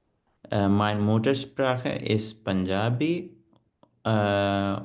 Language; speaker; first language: German; non-native, learner; Punjabi